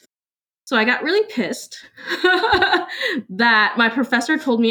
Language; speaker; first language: English; early bilingual, other home language; Cantonese